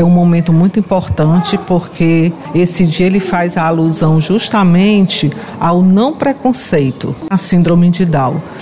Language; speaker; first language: Portuguese; native; Portuguese